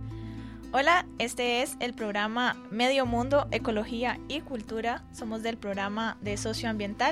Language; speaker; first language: Spanish; native; Spanish